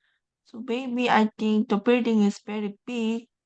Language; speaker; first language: English; non-native, learner; Korean